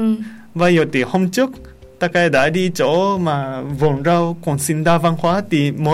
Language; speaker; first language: Vietnamese; non-native, learner; Japanese